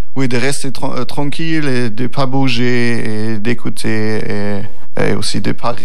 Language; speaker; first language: French; non-native, learner; German